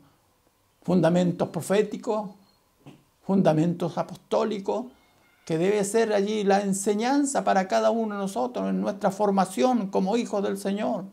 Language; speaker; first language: Spanish; native; Spanish